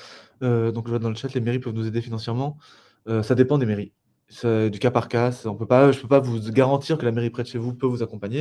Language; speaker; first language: French; native; French